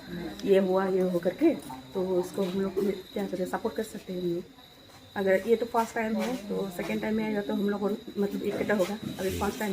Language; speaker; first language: Hindi; non-native, local second language; Garo